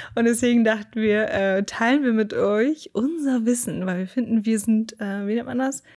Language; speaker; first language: German; native; German